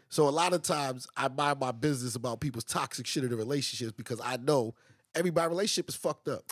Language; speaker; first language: English; native; English